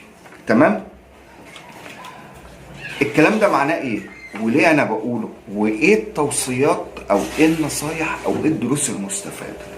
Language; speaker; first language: Arabic; native; Arabic